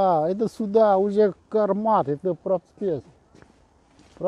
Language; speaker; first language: Russian; non-native, learner; Vietnamese